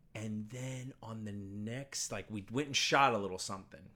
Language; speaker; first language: English; native; English